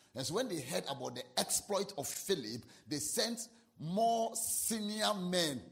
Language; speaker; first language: English; non-native, local second language; Akan